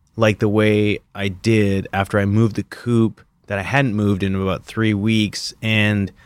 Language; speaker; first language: English; native; English